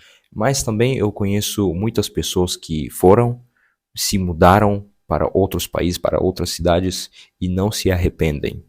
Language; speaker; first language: Portuguese; non-native, fluent; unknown